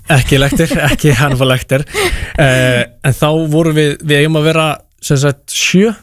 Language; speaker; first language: Icelandic; native; Icelandic